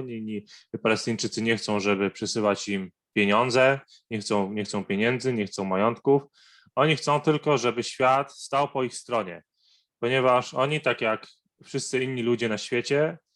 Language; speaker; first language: Polish; non-native, fluent; Arabic